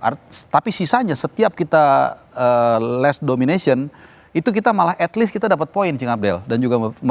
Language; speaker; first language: Indonesian; native; Indonesian